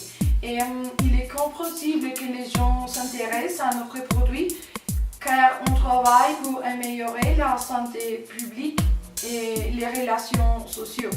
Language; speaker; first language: French; non-native, learner; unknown